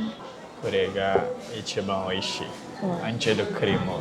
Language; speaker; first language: Japanese; non-native, learner; Portuguese